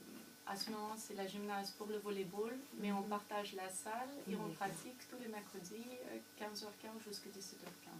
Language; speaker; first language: French; non-native, fluent; Russian